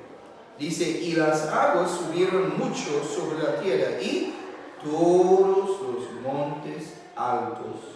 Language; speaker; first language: Spanish; non-native, learner; English